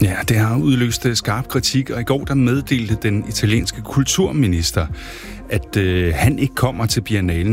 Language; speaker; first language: Danish; native; Danish